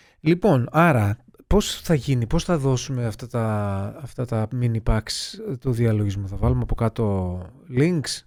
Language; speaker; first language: Greek; native; Greek